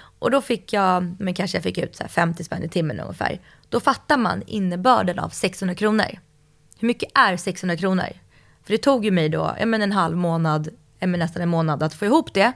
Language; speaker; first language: Swedish; early bilingual, other home language; Russian